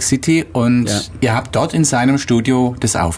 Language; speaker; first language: German; native; German